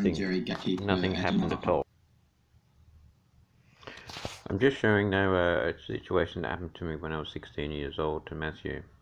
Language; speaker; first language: English; native; English